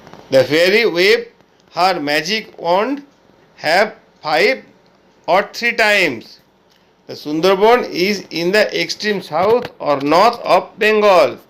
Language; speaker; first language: English; non-native, local second language; Bangla